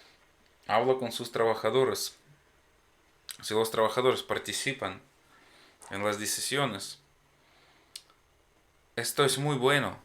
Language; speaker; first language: Spanish; non-native, fluent; Ukrainian